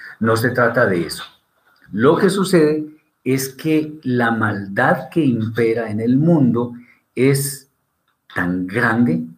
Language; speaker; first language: Spanish; native; Spanish